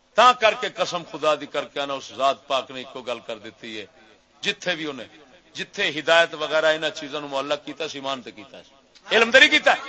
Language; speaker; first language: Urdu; non-native, local second language; Punjabi